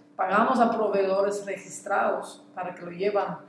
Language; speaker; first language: Spanish; non-native, fluent; Dutch